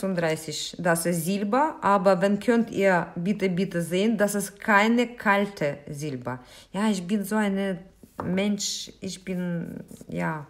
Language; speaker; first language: German; non-native, fluent; Russian